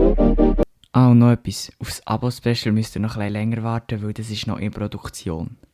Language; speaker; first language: German; native; German